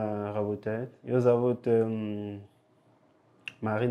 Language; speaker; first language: Russian; non-native, learner; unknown